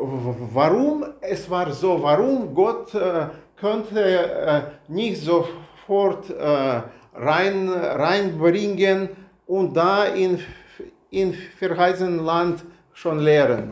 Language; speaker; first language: German; non-native, learner; Russian